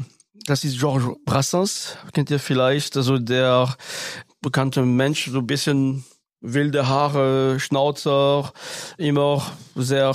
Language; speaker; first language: German; non-native, fluent; French